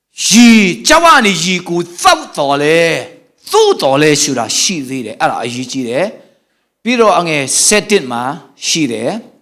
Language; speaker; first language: Burmese; non-native, local second language; Tedim Chin